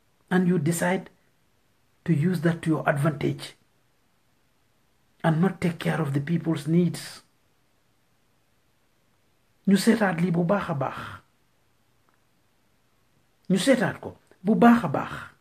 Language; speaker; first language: English; non-native, local second language; Wolof